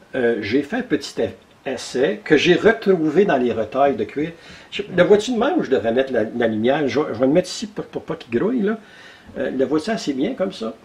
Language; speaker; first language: French; native; French